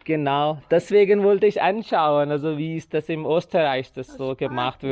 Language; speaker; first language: German; non-native, fluent; Urdu